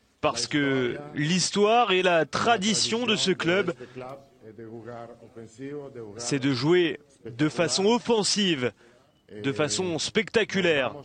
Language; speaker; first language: French; non-native, fluent; Italian